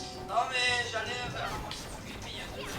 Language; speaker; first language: French; native; French